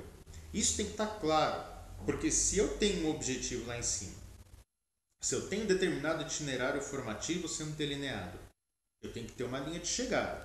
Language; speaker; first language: Portuguese; native; Portuguese